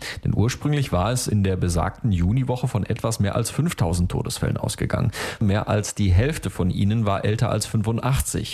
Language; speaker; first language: German; native; German